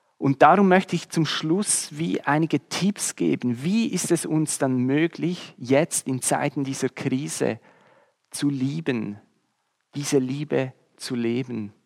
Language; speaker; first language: German; native; German